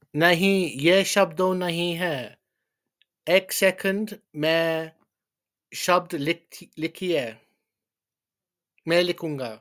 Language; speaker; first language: Hindi; non-native, learner; English